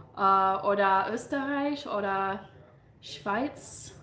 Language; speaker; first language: German; non-native, learner; English